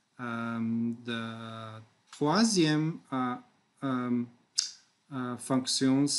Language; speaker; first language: French; non-native, learner; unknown